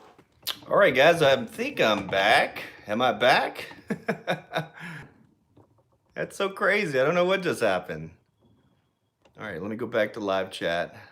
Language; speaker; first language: English; native; English